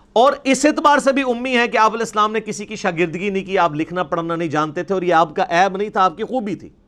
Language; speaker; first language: Urdu; non-native, local second language; Punjabi